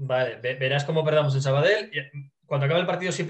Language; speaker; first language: Spanish; native; Spanish